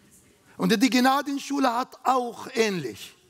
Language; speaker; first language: German; non-native, fluent; Arabic